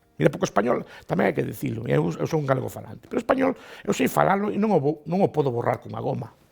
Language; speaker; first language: Galician; native; Galician